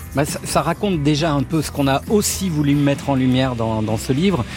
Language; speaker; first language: French; native; French